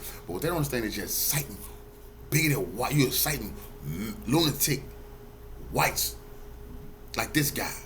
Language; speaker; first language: English; native; English